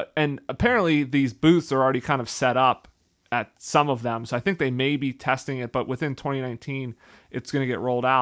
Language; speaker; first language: English; native; English